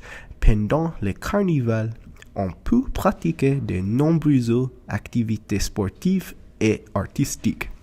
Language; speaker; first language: French; non-native, learner; English